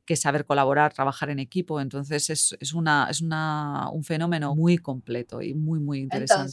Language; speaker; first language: Spanish; native; Spanish